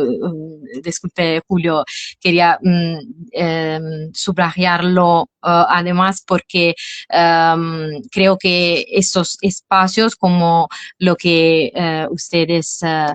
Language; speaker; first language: Spanish; non-native, fluent; Italian